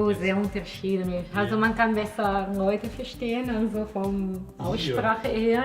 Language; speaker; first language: German; non-native, fluent; Italian